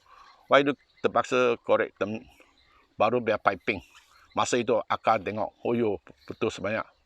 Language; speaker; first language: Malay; non-native, local second language; Chinese